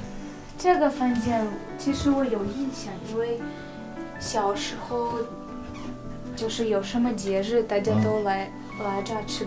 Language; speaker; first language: Chinese; non-native, fluent; Russian